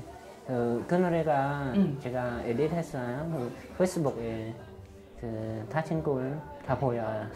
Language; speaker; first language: Korean; non-native, learner; Khmer